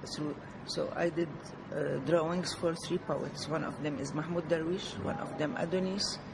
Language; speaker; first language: English; non-native, fluent; Arabic